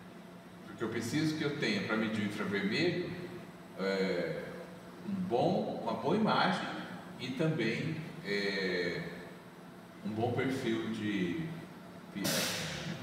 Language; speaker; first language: Portuguese; native; Portuguese